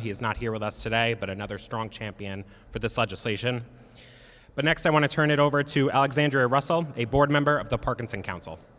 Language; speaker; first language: English; native; English